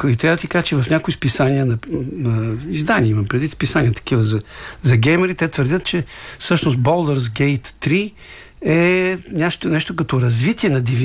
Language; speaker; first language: Bulgarian; native; Bulgarian